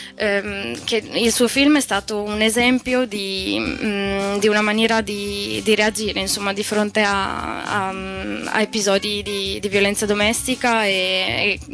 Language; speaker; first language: Italian; native; Italian